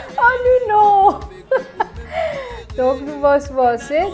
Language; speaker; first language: French; non-native, local second language; Morisyen